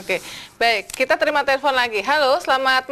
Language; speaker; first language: Indonesian; native; Indonesian